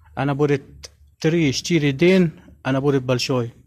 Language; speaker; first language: Russian; non-native, learner; Arabic